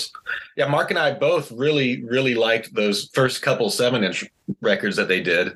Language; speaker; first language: English; native; English